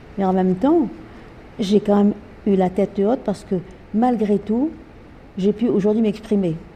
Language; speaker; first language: French; native; French